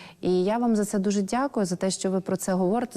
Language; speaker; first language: Ukrainian; native; Ukrainian